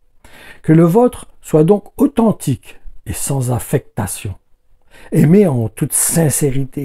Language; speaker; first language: French; native; French